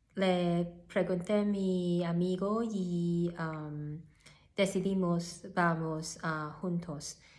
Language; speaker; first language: Spanish; non-native, learner; Cantonese